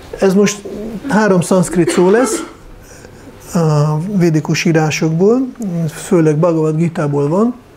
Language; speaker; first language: Hungarian; non-native, fluent; Russian